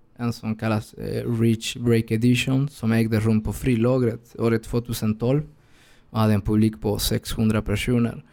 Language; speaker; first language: Swedish; non-native, fluent; Spanish